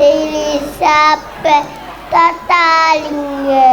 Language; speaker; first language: French; non-native, learner; Wolof